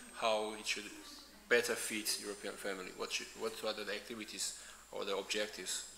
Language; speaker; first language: English; non-native, fluent; Georgian